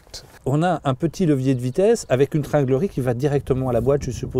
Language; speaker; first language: French; native; French